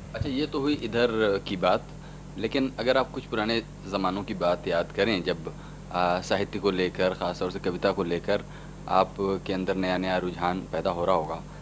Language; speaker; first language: Hindi; native; Hindi